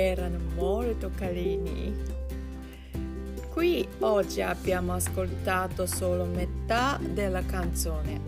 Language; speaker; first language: Italian; non-native, fluent; Japanese